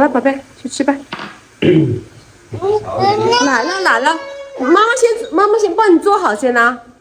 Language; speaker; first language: Chinese; native; Chinese